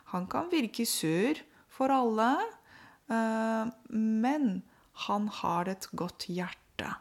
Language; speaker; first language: Norwegian; non-native, fluent; Romanian